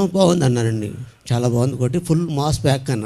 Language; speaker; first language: Telugu; native; Telugu